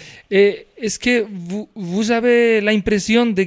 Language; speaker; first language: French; non-native, fluent; Spanish